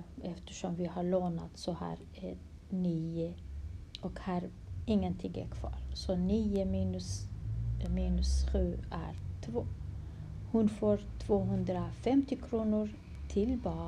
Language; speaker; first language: Swedish; non-native, fluent; Kurdish